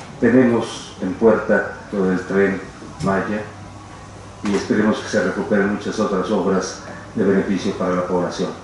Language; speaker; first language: Spanish; native; Spanish